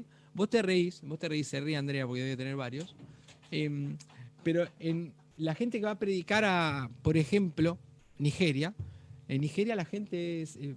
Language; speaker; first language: Spanish; native; Spanish